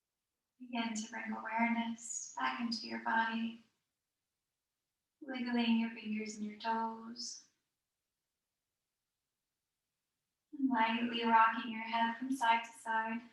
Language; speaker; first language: English; native; English